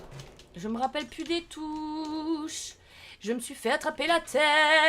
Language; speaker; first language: French; native; French